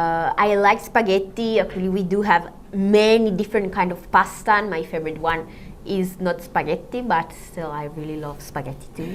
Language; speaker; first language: English; non-native, fluent; Italian